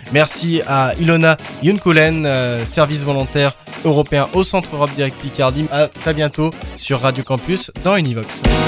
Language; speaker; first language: French; native; French